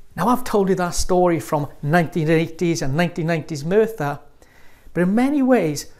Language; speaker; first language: English; native; English